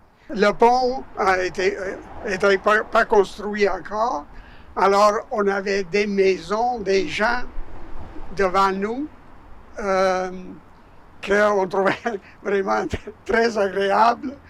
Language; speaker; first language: French; non-native, fluent; Italian